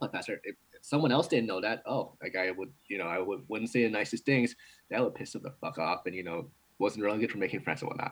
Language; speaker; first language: English; early bilingual, other home language; Cantonese